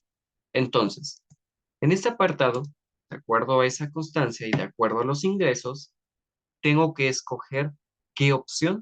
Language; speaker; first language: Spanish; native; Spanish